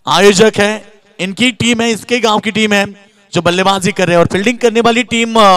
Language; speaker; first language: Hindi; non-native, local second language; Marathi